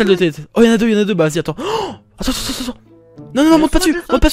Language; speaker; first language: French; native; French